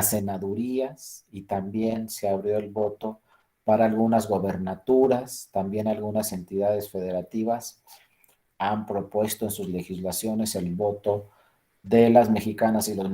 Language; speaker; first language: Spanish; native; Spanish